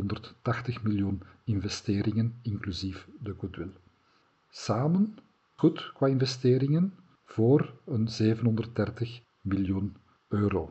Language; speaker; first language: Dutch; native; Dutch